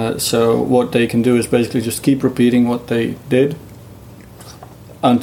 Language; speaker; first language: English; non-native, fluent; Dutch